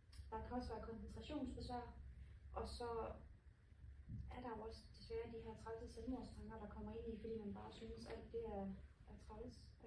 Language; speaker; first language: Danish; native; Danish